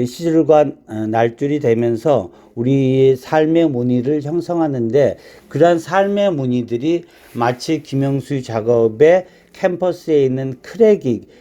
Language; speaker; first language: Korean; native; Korean